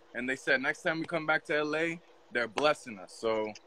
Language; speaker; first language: English; native; English